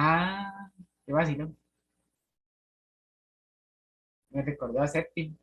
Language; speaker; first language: Spanish; native; Spanish